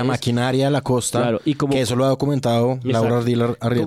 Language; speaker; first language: Spanish; native; Spanish